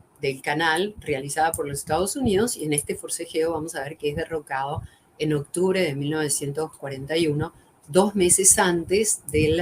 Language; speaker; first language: Spanish; native; Spanish